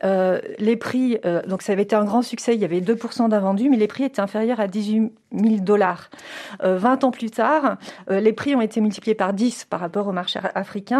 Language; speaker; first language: French; native; French